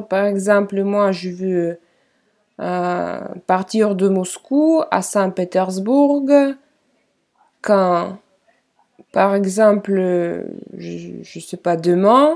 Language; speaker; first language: French; non-native, fluent; Russian